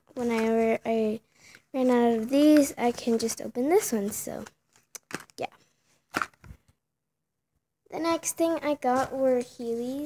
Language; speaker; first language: English; native; English